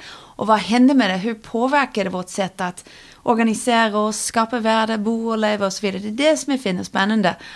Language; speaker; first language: Swedish; non-native, fluent; English